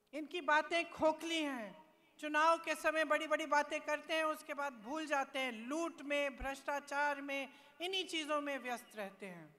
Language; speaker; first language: Hindi; native; Hindi